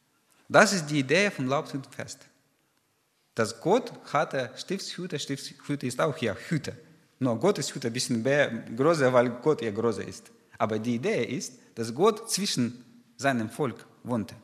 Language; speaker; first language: German; non-native, fluent; Ukrainian